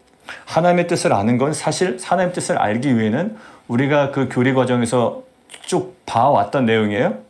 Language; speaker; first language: Korean; native; Korean